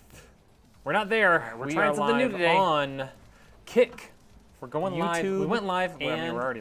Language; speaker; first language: English; native; English